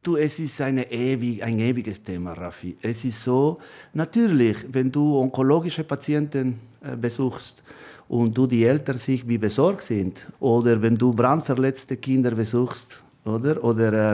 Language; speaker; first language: German; non-native, fluent; Spanish